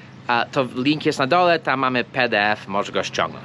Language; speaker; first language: Polish; non-native, fluent; English